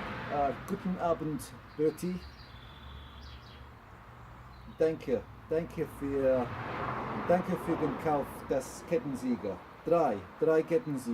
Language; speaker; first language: German; non-native, learner; English